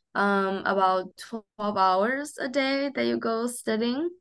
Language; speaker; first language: English; non-native, fluent; Chinese